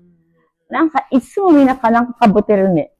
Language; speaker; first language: Japanese; non-native, learner; Filipino